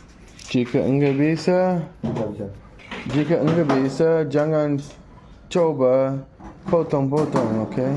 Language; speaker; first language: Indonesian; non-native, learner; English